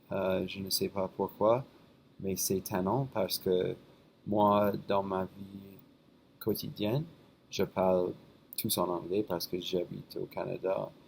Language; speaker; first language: French; non-native, fluent; English